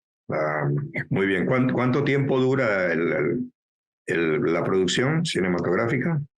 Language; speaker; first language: Spanish; native; Spanish